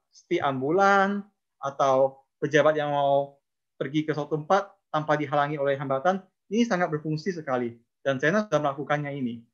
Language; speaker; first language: Indonesian; non-native, local second language; Chinese